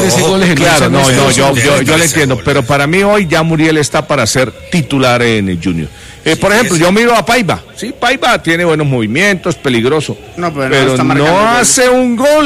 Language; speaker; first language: Spanish; native; Spanish